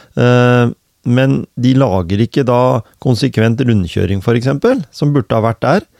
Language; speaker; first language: Norwegian; native; Norwegian